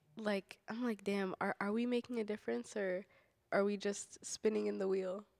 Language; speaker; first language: English; native; English